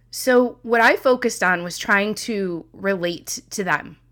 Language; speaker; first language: English; native; English